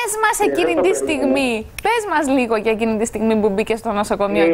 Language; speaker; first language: Greek; native; Greek